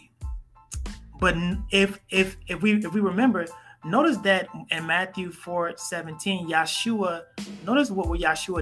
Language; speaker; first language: English; native; English